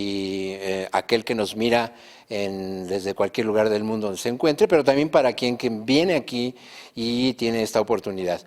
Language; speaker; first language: Spanish; native; Spanish